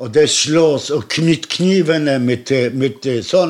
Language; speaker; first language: Swedish; non-native, learner; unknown